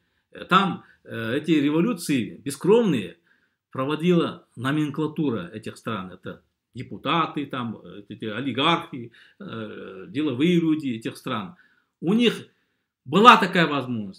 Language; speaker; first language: Russian; native; Russian